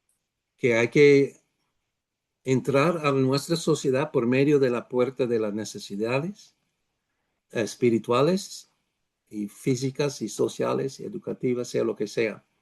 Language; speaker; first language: Spanish; non-native, fluent; Dutch